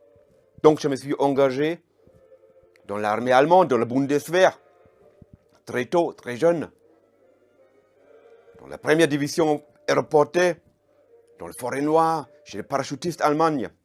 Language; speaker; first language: French; non-native, fluent; German